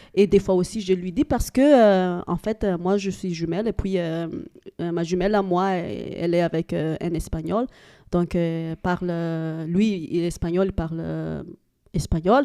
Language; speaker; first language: French; non-native, local second language; Malagasy